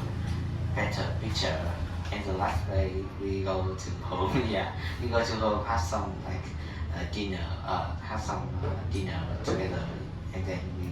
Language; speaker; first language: English; non-native, learner; Vietnamese